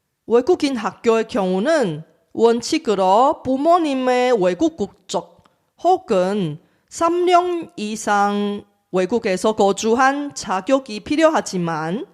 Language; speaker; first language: Korean; non-native, fluent; Chinese